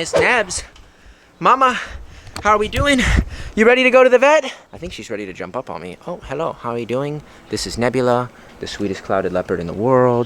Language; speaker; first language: English; native; English